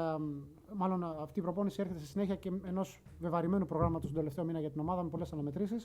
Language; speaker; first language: Greek; native; Greek